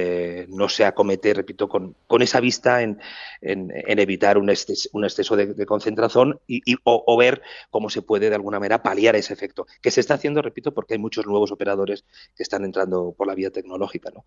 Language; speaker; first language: Spanish; native; Spanish